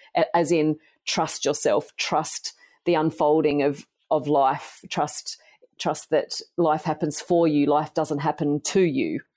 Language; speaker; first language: English; native; English